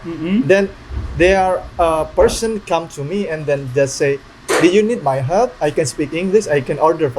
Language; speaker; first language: English; non-native, learner; Indonesian